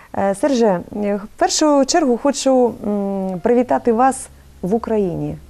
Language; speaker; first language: Ukrainian; native; Ukrainian